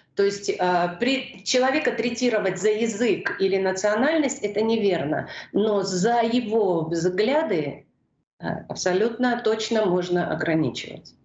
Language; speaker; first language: Russian; non-native, local second language; Georgian